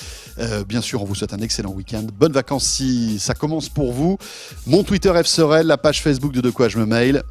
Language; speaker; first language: French; native; French